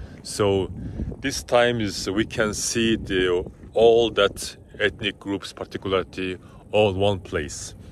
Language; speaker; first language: English; non-native, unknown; Mongolian